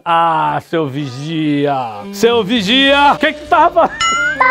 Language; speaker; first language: Portuguese; native; Portuguese